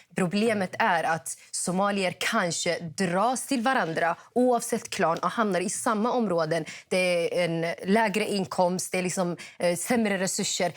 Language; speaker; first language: Swedish; early bilingual, other home language; Somali